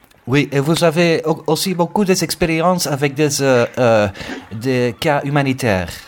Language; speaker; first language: French; non-native, fluent; Dutch